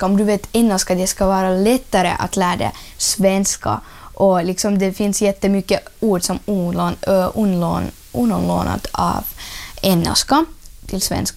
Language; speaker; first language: Swedish; non-native, learner; Russian